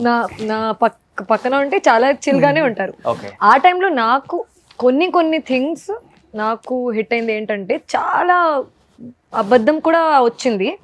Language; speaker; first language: Telugu; non-native, local second language; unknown